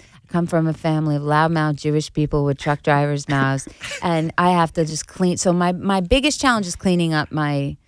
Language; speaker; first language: English; native; English